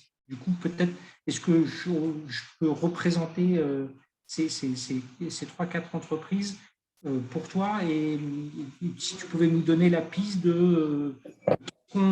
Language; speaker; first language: French; native; French